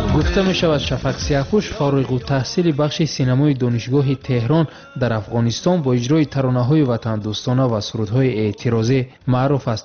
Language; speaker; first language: Tajik; native; Tajik